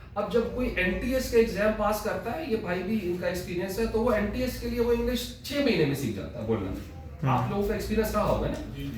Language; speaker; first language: Urdu; non-native, local second language; Pashto